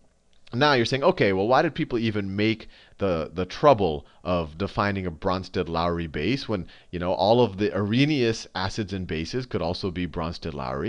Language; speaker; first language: English; native; English